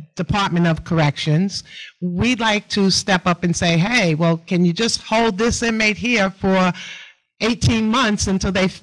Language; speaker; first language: English; native; English